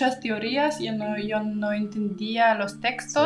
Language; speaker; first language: Spanish; non-native, learner; Russian